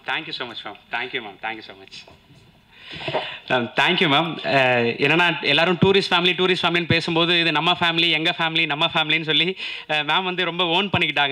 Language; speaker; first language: Tamil; native; Tamil